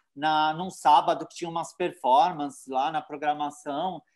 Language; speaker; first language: Portuguese; native; Portuguese